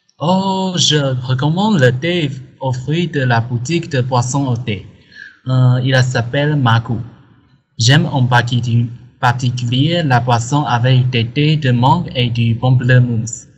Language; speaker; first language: French; non-native, learner; Chinese